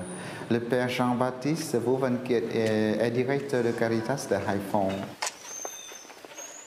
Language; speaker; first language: French; non-native, fluent; Vietnamese